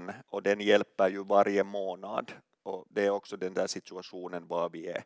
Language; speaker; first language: Swedish; non-native, local second language; Finnish